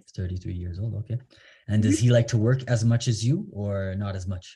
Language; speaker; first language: English; native; English